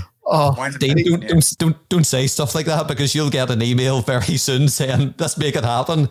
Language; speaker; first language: English; native; English